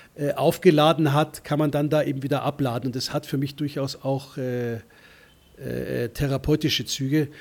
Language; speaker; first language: German; native; German